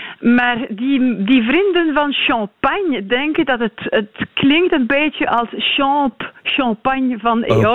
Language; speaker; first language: Dutch; non-native, learner; French